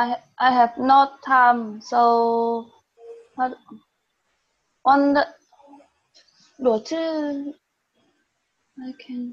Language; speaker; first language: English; non-native, learner; Vietnamese